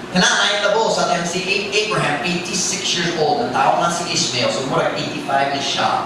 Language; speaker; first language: Cebuano; non-native, fluent; English